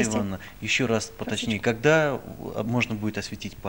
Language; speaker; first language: Russian; native; Russian